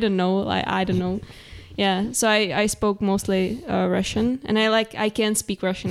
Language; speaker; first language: English; non-native, fluent; Czech